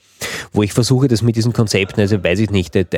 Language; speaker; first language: German; native; German